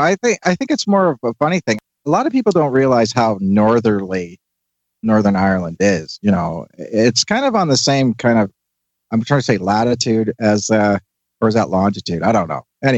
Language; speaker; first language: English; native; English